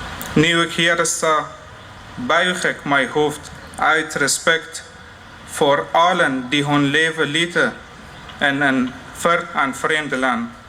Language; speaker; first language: Dutch; non-native, fluent; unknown